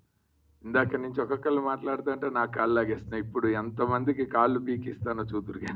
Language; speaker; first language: Telugu; native; Telugu